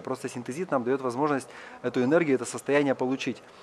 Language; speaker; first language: Russian; native; Russian